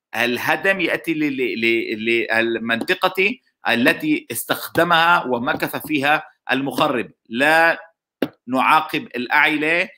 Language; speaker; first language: Arabic; non-native, fluent; Hebrew